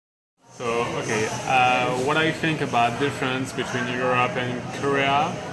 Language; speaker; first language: English; non-native, learner; French